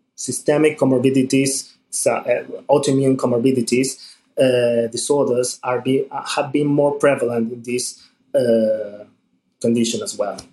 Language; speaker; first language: English; non-native, fluent; Spanish